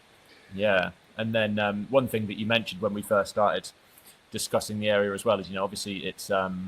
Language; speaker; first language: English; native; English